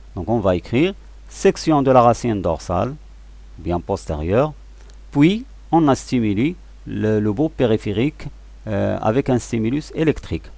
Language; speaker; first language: French; non-native, local second language; Arabic